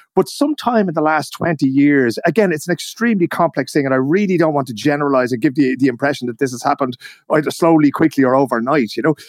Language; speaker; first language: English; native; English